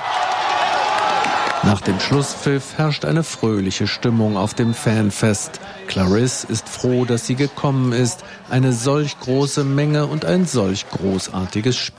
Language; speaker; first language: German; native; German